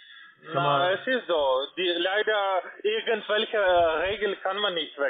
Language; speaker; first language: German; non-native, learner; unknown